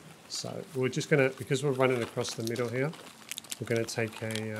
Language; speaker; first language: English; native; English